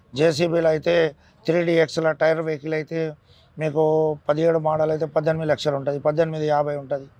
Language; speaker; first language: Telugu; non-native, local second language; Urdu